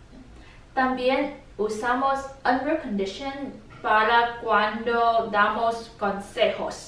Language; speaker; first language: Spanish; non-native, learner; English